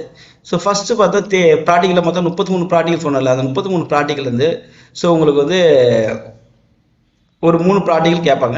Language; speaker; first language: Tamil; native; Tamil